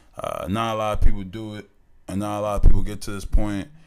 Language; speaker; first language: English; native; English